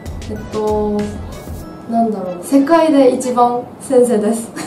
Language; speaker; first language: Japanese; non-native, fluent; Chinese